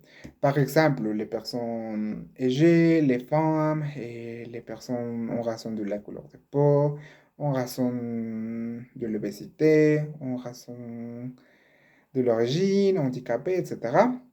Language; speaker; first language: French; non-native, learner; Spanish